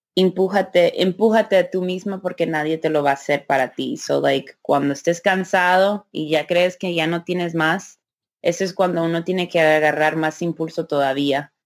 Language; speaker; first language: Spanish; early bilingual, heritage; Spanish